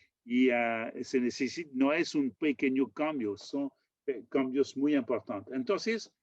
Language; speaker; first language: Spanish; non-native, fluent; French